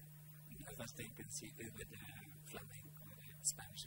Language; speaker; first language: German; non-native, learner; Spanish